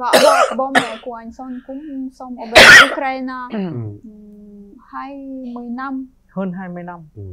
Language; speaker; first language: Vietnamese; non-native, fluent; Ukrainian